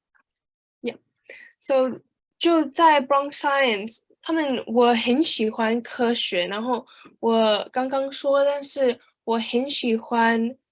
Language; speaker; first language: Chinese; early bilingual, heritage; Chinese